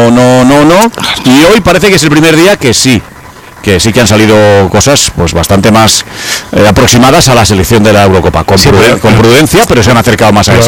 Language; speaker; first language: Spanish; native; Spanish